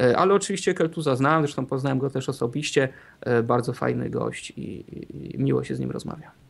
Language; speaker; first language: Polish; native; Polish